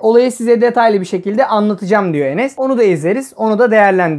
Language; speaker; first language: Turkish; native; Turkish